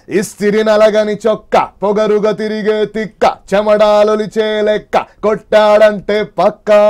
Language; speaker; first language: Telugu; native; Telugu